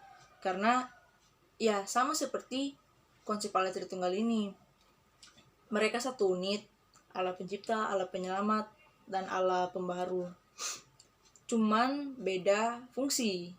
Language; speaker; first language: Indonesian; native; Indonesian